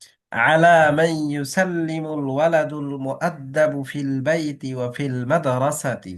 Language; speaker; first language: Arabic; non-native, fluent; Bangla